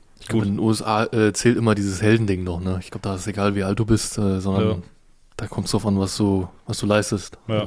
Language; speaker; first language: German; native; German